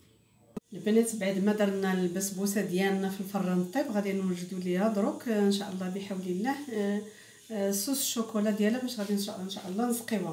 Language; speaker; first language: Arabic; native; Arabic